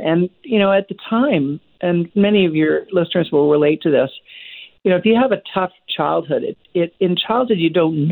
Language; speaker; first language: English; native; English